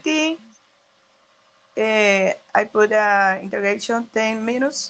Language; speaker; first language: English; non-native, learner; Spanish